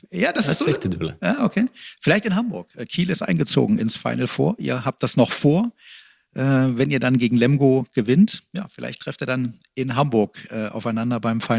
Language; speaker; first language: German; native; German